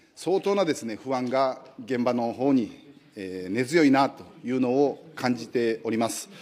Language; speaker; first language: Japanese; native; Japanese